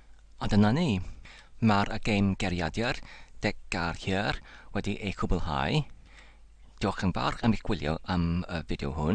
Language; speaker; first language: Welsh; non-native, learner; English